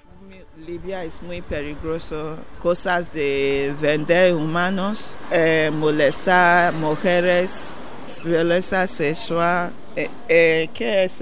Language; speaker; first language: Spanish; non-native, learner; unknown